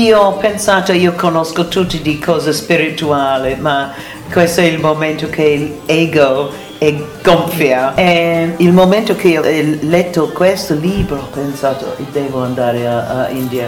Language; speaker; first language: Italian; non-native, learner; English